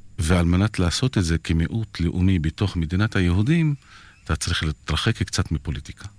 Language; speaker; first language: Hebrew; non-native, local second language; Arabic